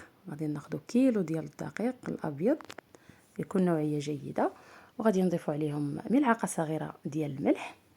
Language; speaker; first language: Arabic; native; Arabic